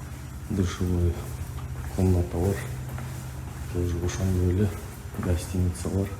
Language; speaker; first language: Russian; non-native, local second language; Kyrgyz